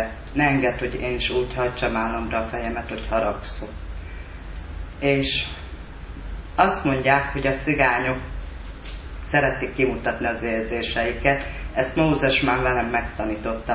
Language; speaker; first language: Hungarian; native; Hungarian